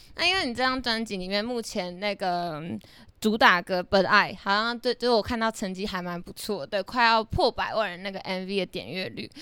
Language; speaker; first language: Chinese; native; Chinese